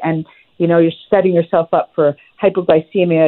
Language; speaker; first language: English; native; English